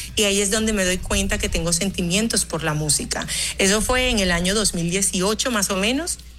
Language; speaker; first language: Spanish; early bilingual, other home language; Haitian Creole